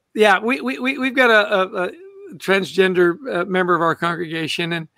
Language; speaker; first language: English; native; English